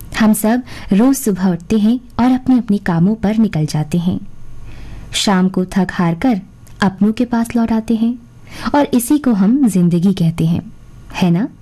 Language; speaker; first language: Hindi; native; Hindi